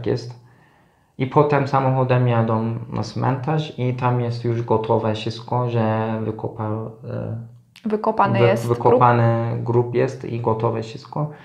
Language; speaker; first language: Polish; non-native, learner; Turkish